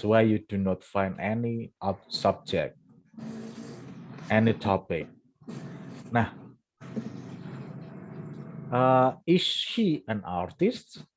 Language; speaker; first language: English; non-native, fluent; Indonesian